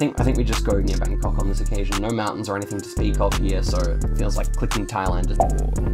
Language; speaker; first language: English; native; English